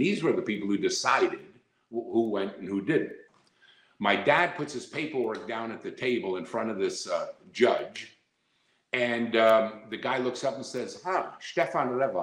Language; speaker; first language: English; native; English